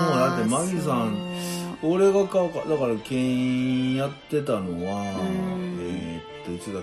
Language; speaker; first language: Japanese; native; Japanese